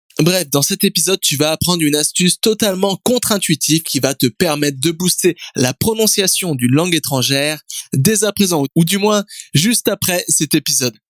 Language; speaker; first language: French; native; French